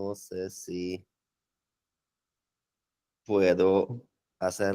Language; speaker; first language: Spanish; non-native, learner; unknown